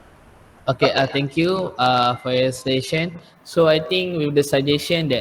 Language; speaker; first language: English; non-native, learner; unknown